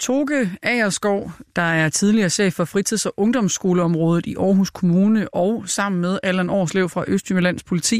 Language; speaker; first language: Danish; native; Danish